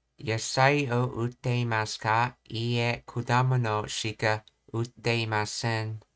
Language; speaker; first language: Japanese; non-native, learner; English